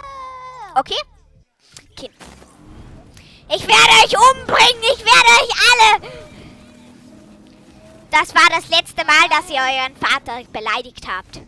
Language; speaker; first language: German; native; German